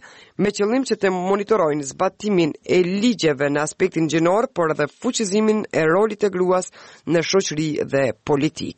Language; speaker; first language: Albanian; native; Albanian